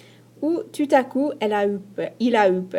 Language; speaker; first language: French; non-native, fluent; English